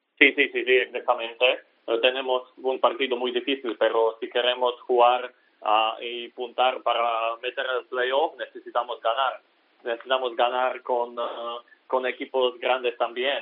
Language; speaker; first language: Spanish; non-native, learner; Slovak